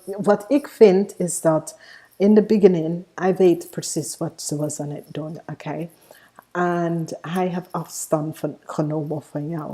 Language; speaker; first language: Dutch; non-native, fluent; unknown